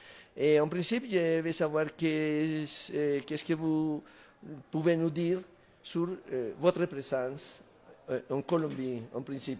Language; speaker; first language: French; non-native, learner; Spanish